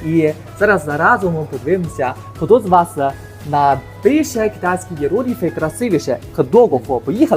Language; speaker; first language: Ukrainian; non-native, fluent; Chinese